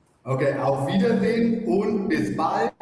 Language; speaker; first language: German; non-native, fluent; English